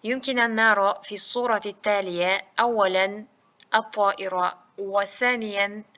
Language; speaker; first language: Arabic; non-native, fluent; Uzbek